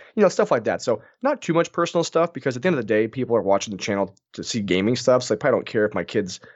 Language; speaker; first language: English; native; English